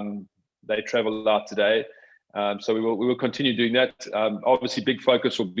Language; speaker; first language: English; native; English